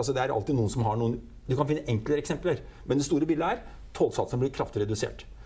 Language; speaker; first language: Norwegian; native; Norwegian